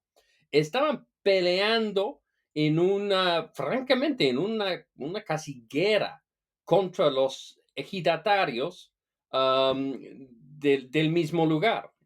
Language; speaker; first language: Spanish; non-native, fluent; English